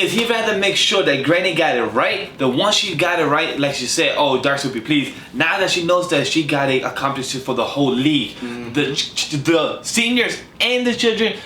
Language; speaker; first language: English; native; English